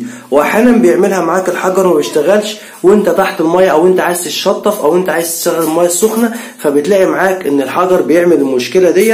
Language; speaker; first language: Arabic; native; Arabic